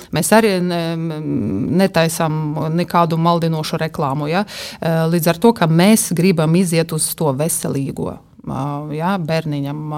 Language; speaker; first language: Latvian; non-native, local second language; Russian